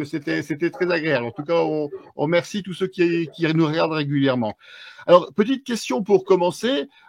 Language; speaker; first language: French; native; French